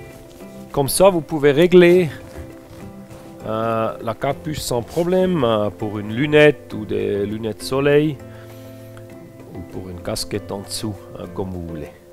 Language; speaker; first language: French; non-native, fluent; German